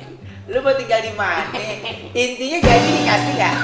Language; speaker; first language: Indonesian; native; Indonesian